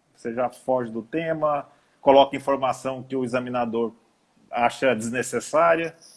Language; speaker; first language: Portuguese; native; Portuguese